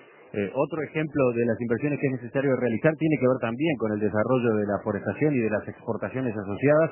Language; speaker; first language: Spanish; native; Spanish